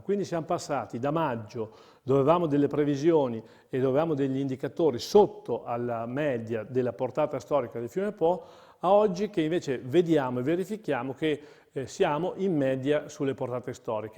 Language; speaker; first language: Italian; native; Italian